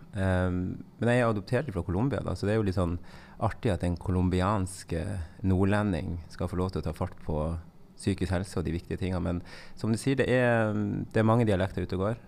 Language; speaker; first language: Norwegian; native; Norwegian